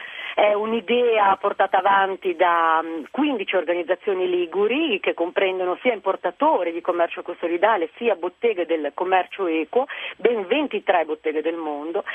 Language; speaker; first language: Italian; native; Italian